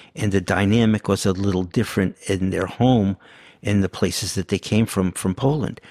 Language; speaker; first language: English; early bilingual, other home language; Yiddish